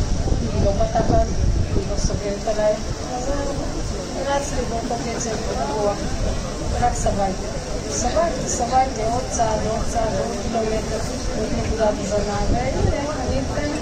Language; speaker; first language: Hebrew; non-native, fluent; Russian